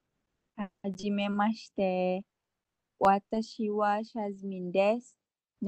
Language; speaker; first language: Japanese; non-native, learner; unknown